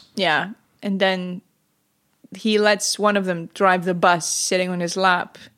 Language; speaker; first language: English; non-native, fluent; Greek